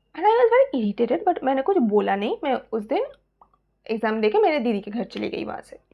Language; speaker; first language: Hindi; non-native, local second language; Bangla